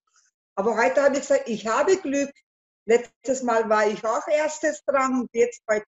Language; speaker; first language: German; non-native, learner; Turkish